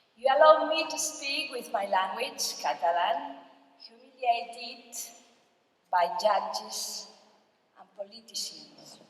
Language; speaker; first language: English; non-native, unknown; Catalan